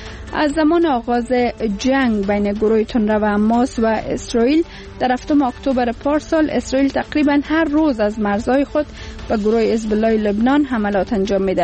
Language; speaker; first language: Persian; native; Persian